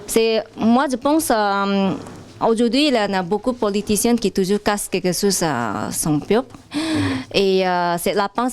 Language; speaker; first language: French; non-native, fluent; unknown